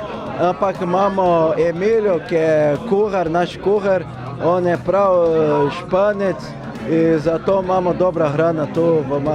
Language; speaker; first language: Slovenian; non-native, learner; Portuguese